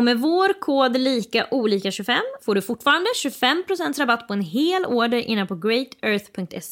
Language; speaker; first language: Swedish; native; Swedish